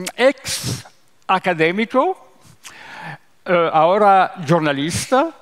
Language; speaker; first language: Spanish; non-native, learner; French